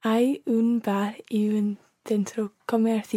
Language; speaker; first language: Spanish; non-native, learner; English